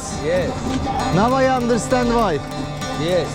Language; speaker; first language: English; non-native, learner; Turkish